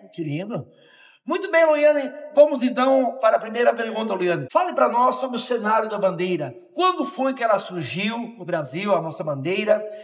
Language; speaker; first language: Portuguese; native; Portuguese